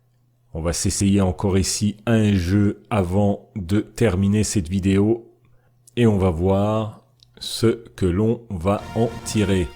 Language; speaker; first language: French; native; French